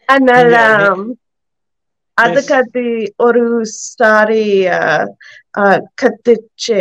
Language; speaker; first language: Tamil; non-native, learner; English